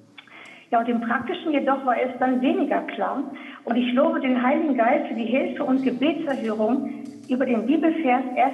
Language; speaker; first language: German; native; German